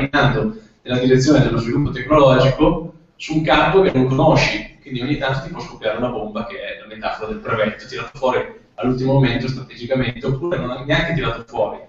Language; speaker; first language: Italian; native; Italian